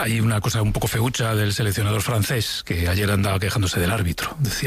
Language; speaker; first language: Spanish; native; Spanish